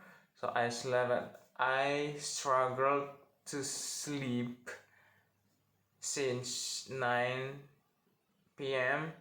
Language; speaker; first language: English; non-native, learner; Indonesian